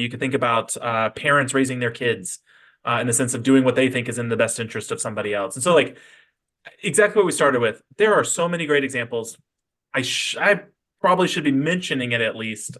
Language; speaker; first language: English; native; English